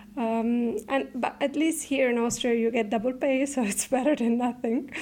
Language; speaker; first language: English; non-native, fluent; Italian